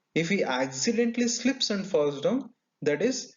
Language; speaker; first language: English; non-native, local second language; Kannada